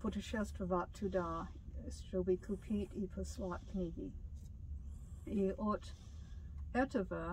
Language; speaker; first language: Russian; non-native, learner; English